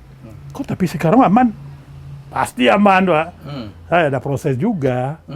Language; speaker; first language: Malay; non-native, fluent; French